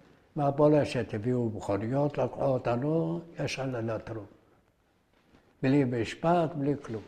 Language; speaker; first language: Hebrew; early bilingual, other home language; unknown